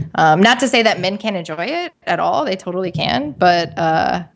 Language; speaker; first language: English; native; English